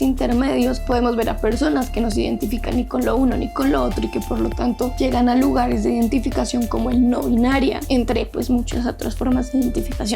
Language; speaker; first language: Spanish; native; Spanish